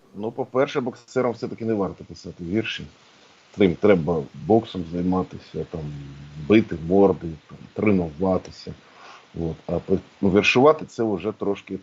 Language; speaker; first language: Ukrainian; native; Ukrainian